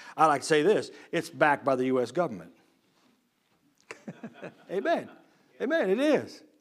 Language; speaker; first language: English; native; English